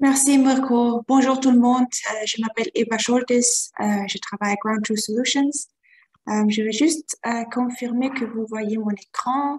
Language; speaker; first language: French; non-native, fluent; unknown